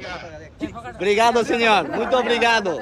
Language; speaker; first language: Portuguese; non-native, learner; Bangla